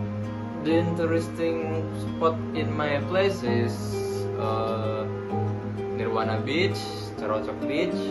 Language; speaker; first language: English; non-native, learner; Indonesian